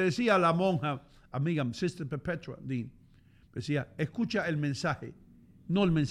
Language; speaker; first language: Spanish; native; Spanish